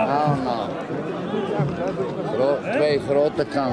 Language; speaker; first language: Dutch; non-native, learner; Croatian